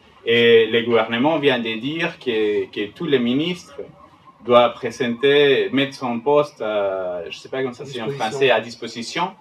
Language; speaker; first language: French; non-native, fluent; Spanish